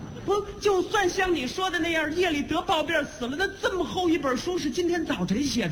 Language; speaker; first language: Chinese; native; Chinese